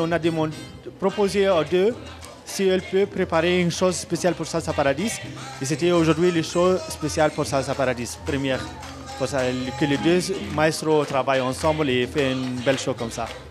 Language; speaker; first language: French; non-native, fluent; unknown